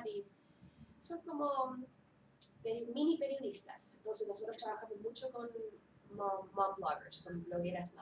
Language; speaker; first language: Spanish; early bilingual, heritage; Spanish